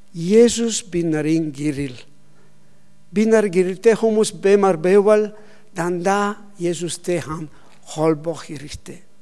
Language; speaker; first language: Mongolian; non-native, learner; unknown